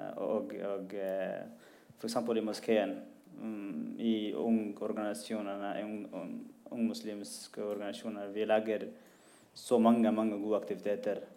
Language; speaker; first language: Norwegian; non-native, fluent; Tigrinya